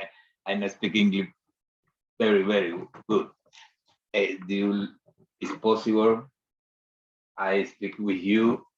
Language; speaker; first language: English; non-native, learner; Spanish